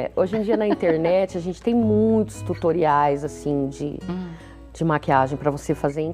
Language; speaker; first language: Portuguese; native; Portuguese